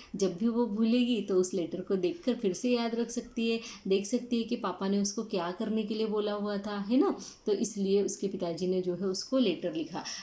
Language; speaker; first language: Hindi; non-native, local second language; Marathi